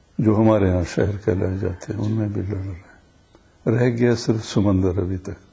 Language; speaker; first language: Urdu; non-native, local second language; Baluchi